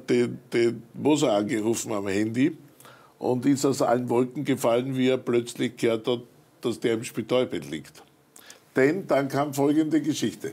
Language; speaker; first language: German; native; German